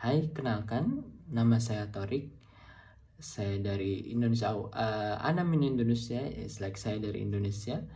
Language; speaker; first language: Indonesian; non-native, fluent; Arabic